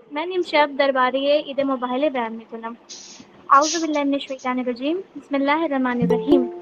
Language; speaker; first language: Persian; non-native, learner; Urdu